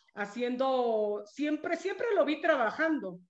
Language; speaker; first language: Spanish; non-native, local second language; Zapotec